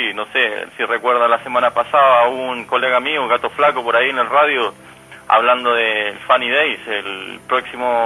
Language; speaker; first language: Spanish; native; Spanish